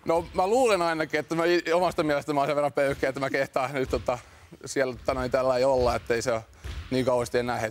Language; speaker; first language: Finnish; native; Finnish